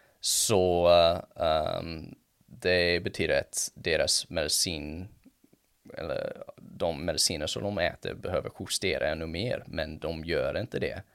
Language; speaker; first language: Swedish; non-native, fluent; English